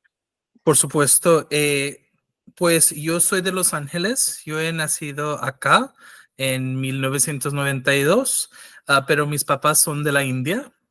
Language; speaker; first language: Spanish; non-native, fluent; English